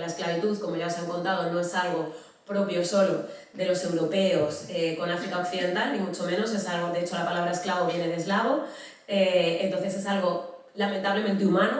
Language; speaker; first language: Spanish; native; Spanish